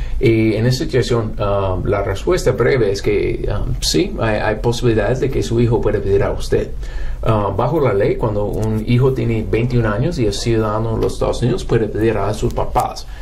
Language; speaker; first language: Spanish; non-native, fluent; English